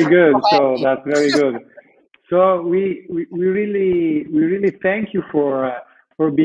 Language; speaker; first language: English; non-native, fluent; Italian